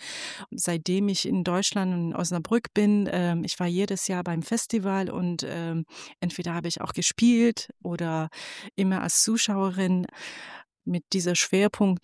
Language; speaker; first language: German; non-native, fluent; Persian